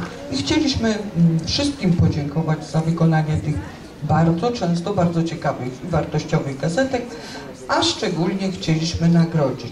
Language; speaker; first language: Polish; native; Polish